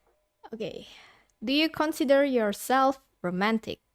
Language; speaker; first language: English; non-native, fluent; Indonesian